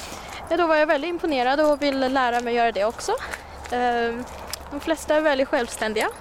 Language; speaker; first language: Swedish; non-native, fluent; Chinese